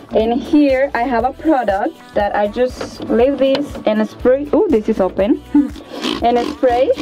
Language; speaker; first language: English; non-native, fluent; Spanish